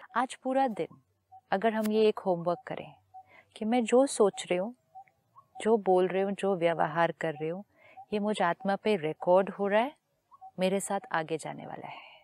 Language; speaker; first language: Hindi; native; Hindi